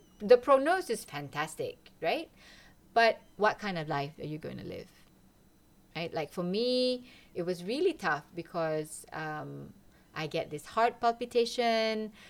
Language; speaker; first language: English; non-native, local second language; Malay